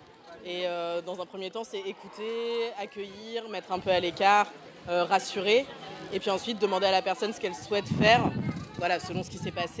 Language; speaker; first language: French; native; French